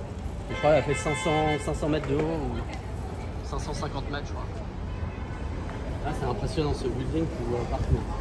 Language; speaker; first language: French; native; French